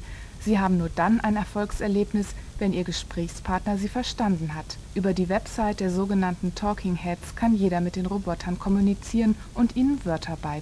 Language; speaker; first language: German; native; German